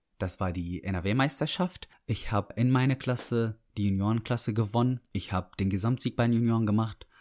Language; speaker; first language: German; non-native, fluent; Arabic